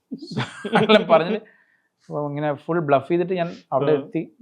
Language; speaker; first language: Malayalam; early bilingual, heritage; Malayalam